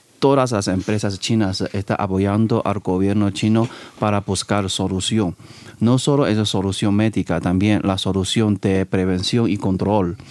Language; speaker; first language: Spanish; non-native, fluent; Chinese